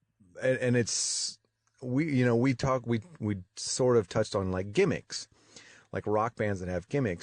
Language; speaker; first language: English; native; English